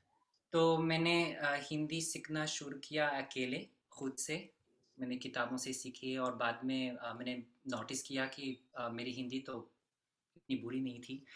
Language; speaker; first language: Hindi; non-native, fluent; French